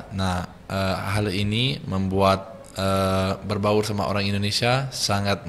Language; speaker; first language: Indonesian; non-native, fluent; Italian